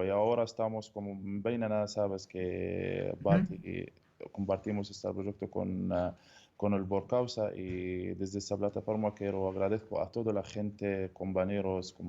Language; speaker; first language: Spanish; non-native, learner; Arabic